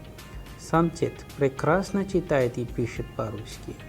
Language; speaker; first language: Russian; non-native, fluent; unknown